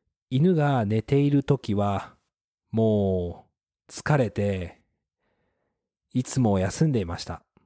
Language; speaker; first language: Japanese; native; Japanese